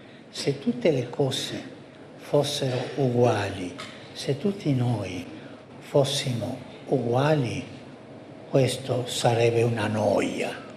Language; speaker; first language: Italian; non-native, fluent; Spanish